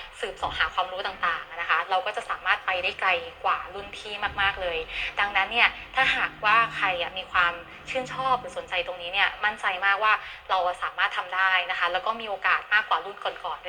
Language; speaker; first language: Thai; native; Thai